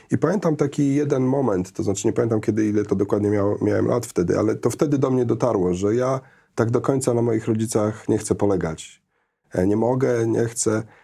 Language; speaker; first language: Polish; early bilingual, heritage; Polish